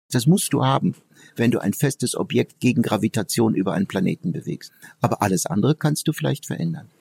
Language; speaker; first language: German; early bilingual, other home language; Turkish